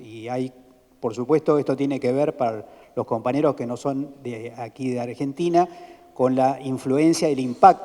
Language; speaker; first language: Spanish; native; Spanish